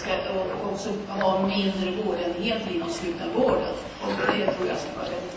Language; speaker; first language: Swedish; native; Swedish